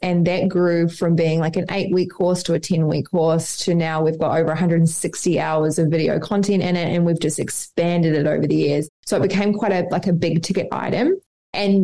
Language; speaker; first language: English; native; English